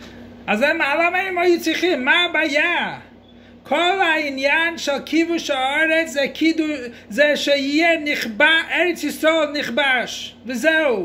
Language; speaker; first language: Hebrew; non-native, fluent; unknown